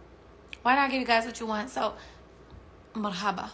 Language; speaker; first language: English; native; English